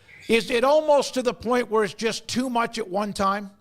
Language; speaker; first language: English; native; English